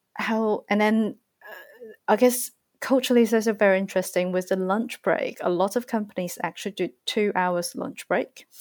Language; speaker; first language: English; non-native, fluent; Chinese